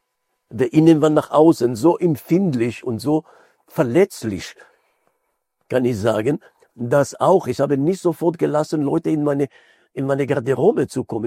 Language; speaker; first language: German; non-native, fluent; Hebrew